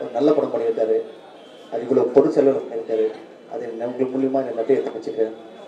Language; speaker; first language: Tamil; native; Tamil